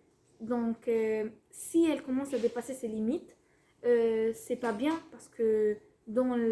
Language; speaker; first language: French; non-native, fluent; Spanish